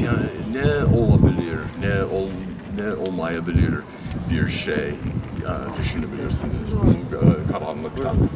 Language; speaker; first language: Turkish; non-native, learner; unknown